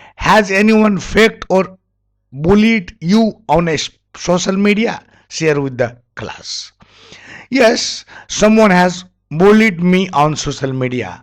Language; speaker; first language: English; non-native, local second language; Nepali